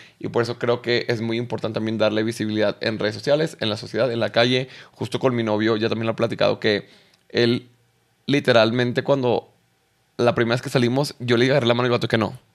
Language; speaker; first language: Spanish; native; Spanish